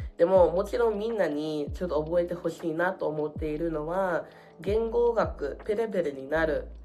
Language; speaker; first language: Japanese; non-native, fluent; English